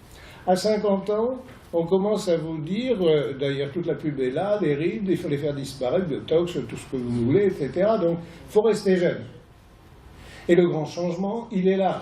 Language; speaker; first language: French; native; French